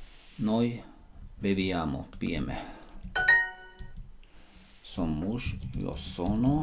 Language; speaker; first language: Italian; non-native, learner; Slovak